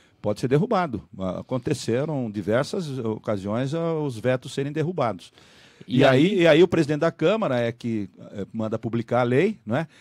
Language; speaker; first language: Portuguese; native; Portuguese